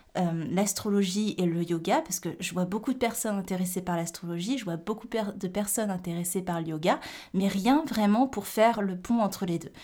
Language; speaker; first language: French; native; French